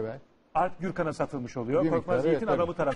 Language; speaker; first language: Turkish; native; Turkish